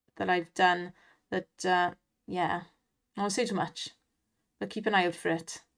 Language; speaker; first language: English; native; English